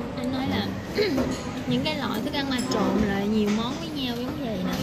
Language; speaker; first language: Vietnamese; native; Vietnamese